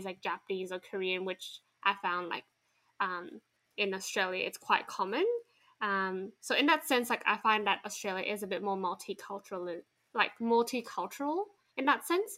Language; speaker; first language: English; non-native, local second language; Chinese